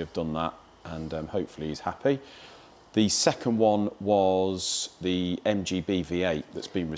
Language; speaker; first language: English; native; English